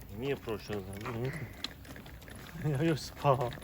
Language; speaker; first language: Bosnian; non-native, learner; Turkish